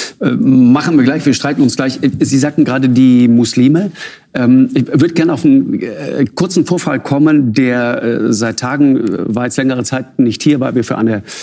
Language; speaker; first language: German; native; German